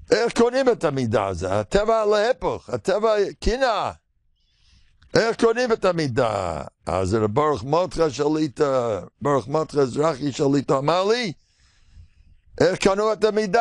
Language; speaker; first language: Hebrew; non-native, fluent; English